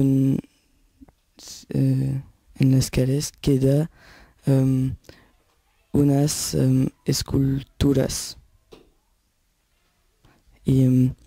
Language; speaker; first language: Spanish; non-native, learner; French